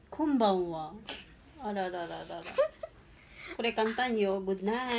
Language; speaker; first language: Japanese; non-native, fluent; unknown